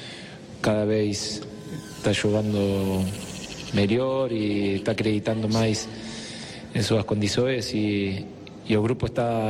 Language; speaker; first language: Portuguese; non-native, fluent; Spanish